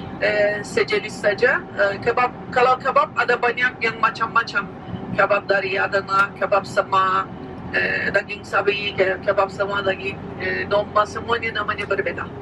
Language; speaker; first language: Indonesian; non-native, fluent; Turkish